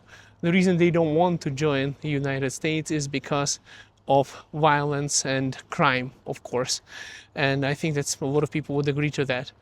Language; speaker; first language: English; early bilingual, other home language; Russian